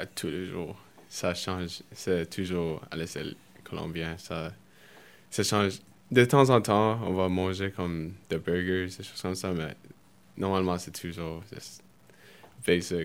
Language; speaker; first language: French; early bilingual, other home language; Spanish